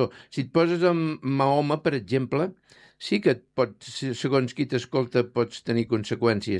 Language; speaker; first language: Catalan; native; Catalan